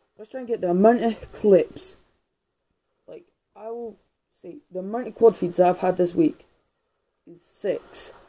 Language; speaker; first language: English; native; English